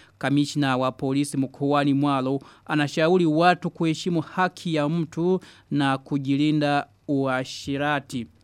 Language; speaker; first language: Swahili; non-native, local second language; Rundi